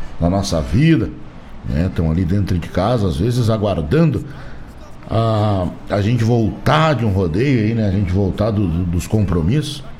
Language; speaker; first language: Portuguese; native; Portuguese